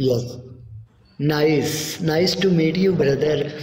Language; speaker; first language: English; non-native, learner; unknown